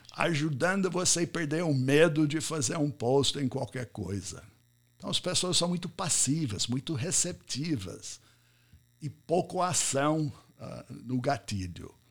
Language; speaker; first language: Portuguese; non-native, fluent; English